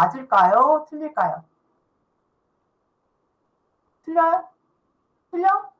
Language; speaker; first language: Korean; native; Korean